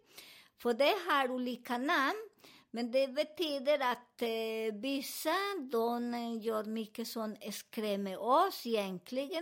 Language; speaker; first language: Swedish; non-native, learner; Spanish